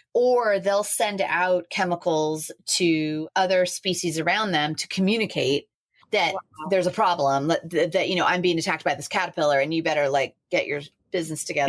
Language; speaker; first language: English; native; English